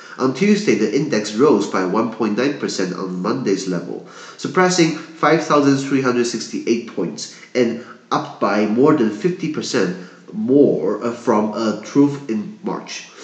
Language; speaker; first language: English; non-native, fluent; Chinese